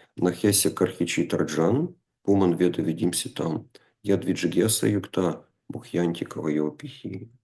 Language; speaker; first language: Ukrainian; non-native, local second language; Russian